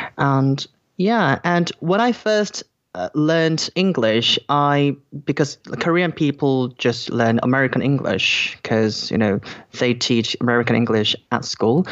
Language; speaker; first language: English; non-native, fluent; Korean